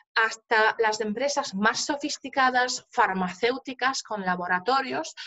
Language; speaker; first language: Spanish; non-native, fluent; Polish